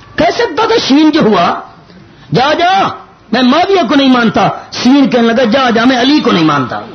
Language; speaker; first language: Urdu; non-native, local second language; Punjabi